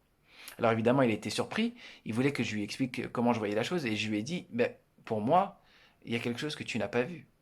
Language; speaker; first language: French; native; French